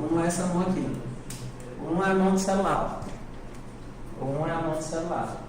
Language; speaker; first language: Portuguese; native; Portuguese